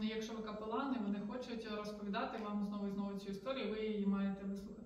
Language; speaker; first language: Ukrainian; native; Ukrainian